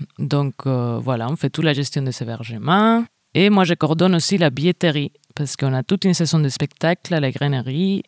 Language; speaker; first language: French; non-native, fluent; Spanish